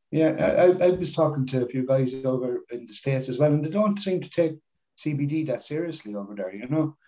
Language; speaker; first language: English; native; English